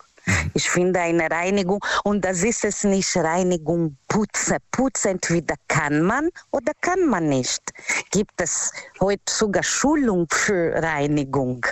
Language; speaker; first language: German; non-native, learner; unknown